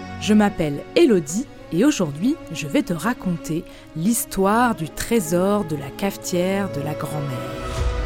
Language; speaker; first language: French; native; French